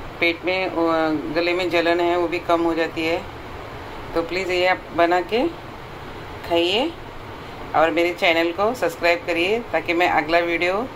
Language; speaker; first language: Hindi; non-native, local second language; Marathi